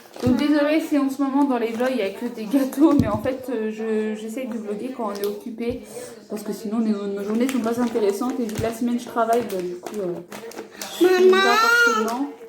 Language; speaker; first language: French; native; French